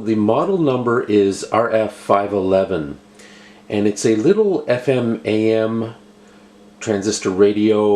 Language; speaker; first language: English; native; English